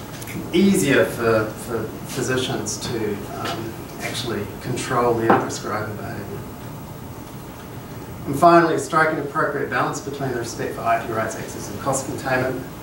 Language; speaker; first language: English; native; English